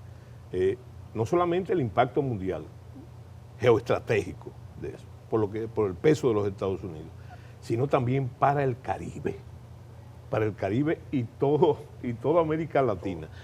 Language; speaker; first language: Spanish; native; Spanish